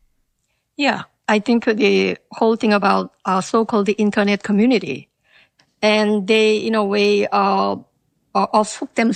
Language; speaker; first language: English; non-native, fluent; Korean